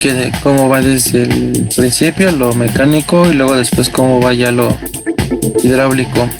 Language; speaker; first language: Spanish; native; Spanish